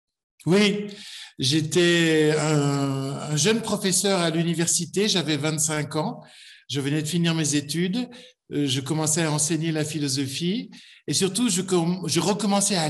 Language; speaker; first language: French; native; French